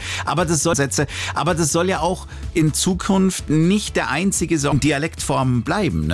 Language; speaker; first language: German; native; German